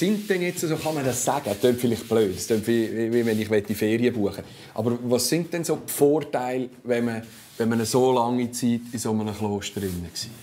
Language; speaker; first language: German; native; German